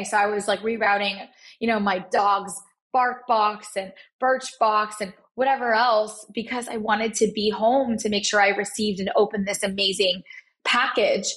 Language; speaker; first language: English; native; English